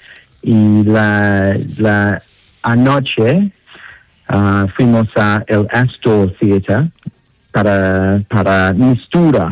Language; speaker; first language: Spanish; non-native, learner; Italian